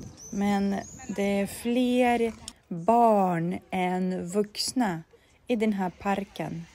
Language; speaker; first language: Swedish; non-native, fluent; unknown